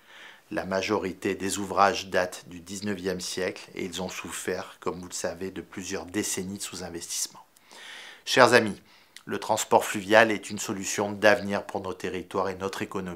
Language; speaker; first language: French; native; French